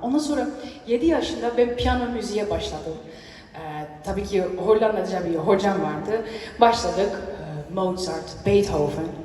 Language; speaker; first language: Turkish; early bilingual, heritage; Turkish